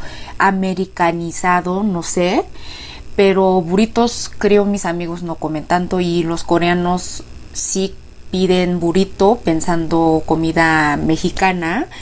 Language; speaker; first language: Spanish; non-native, fluent; Korean